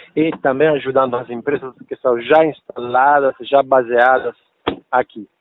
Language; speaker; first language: Portuguese; non-native, fluent; Italian